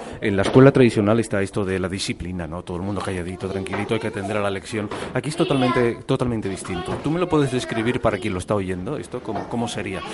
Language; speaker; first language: Spanish; native; Spanish